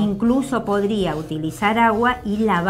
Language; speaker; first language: Spanish; native; Spanish